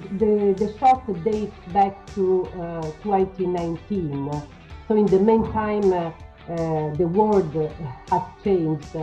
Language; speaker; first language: English; non-native, learner; Italian